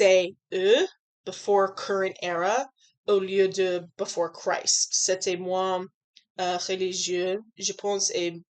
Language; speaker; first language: French; non-native, learner; English